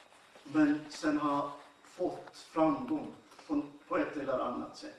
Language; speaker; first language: Swedish; non-native, fluent; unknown